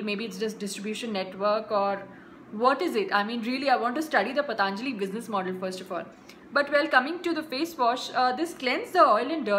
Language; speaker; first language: English; non-native, local second language; Hindi